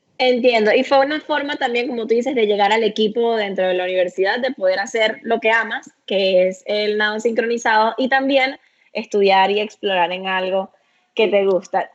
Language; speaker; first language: Spanish; native; Spanish